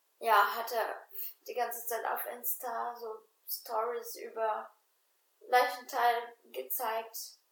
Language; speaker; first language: German; non-native, fluent; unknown